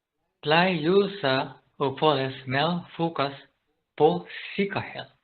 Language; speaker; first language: Danish; non-native, learner; Japanese